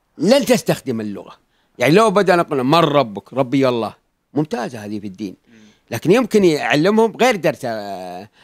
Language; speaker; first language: Arabic; native; Arabic